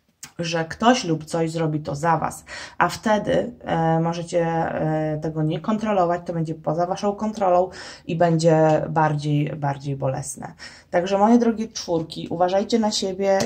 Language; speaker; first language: Polish; native; Polish